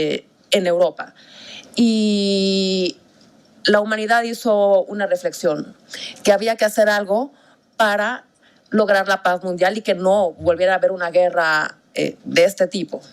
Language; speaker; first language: Spanish; native; Spanish